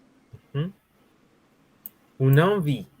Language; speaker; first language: French; non-native, fluent; Spanish